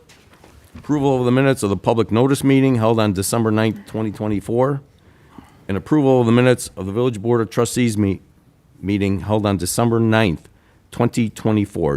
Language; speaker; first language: English; native; English